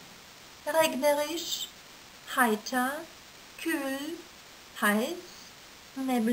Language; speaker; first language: German; non-native, fluent; Russian